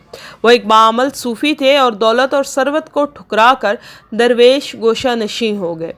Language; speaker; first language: Urdu; native; Urdu